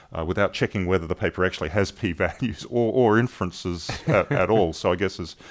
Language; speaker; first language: English; native; English